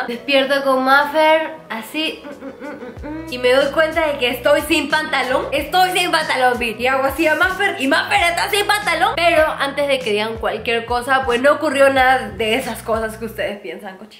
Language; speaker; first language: Spanish; native; Spanish